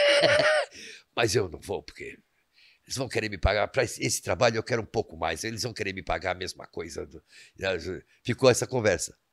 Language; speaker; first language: Portuguese; native; Portuguese